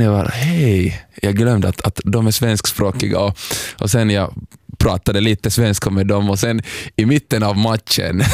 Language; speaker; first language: Swedish; non-native, local second language; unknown